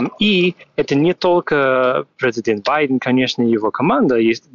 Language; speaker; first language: Russian; non-native, fluent; English